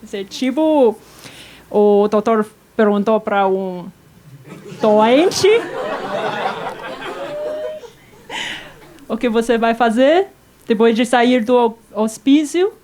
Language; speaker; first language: Portuguese; non-native, fluent; Chinese